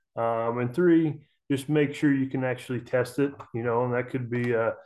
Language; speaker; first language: English; native; English